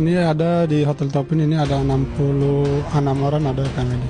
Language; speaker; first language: Indonesian; non-native, fluent; Rohingya